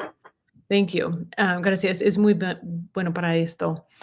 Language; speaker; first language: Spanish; non-native, learner; English